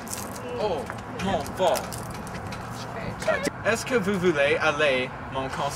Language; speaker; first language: French; non-native, learner; English